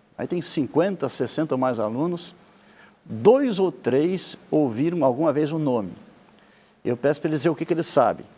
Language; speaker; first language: Portuguese; native; Portuguese